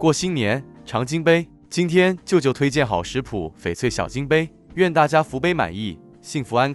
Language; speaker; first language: Chinese; native; Chinese